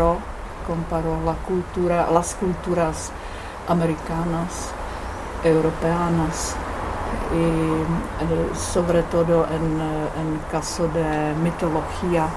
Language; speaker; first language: Spanish; non-native, fluent; Czech